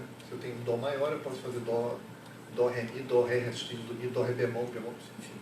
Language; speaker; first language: Portuguese; native; Portuguese